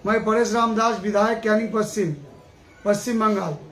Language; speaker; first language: Hindi; non-native, local second language; Bangla